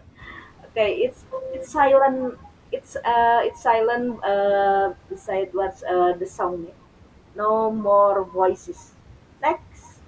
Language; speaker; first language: English; non-native, learner; Indonesian